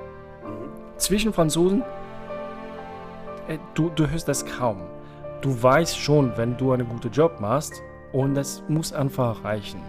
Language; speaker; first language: German; non-native, fluent; French